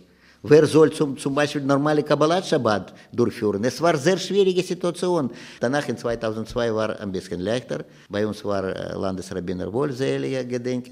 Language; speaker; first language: German; non-native, learner; Russian